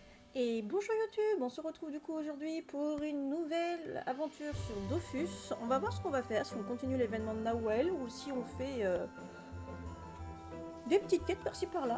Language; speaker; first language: French; native; French